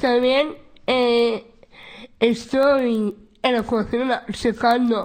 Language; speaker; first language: Spanish; non-native, local second language; Basque